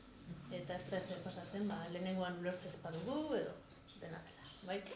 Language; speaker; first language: Basque; native; Basque